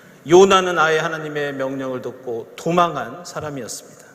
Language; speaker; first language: Korean; native; Korean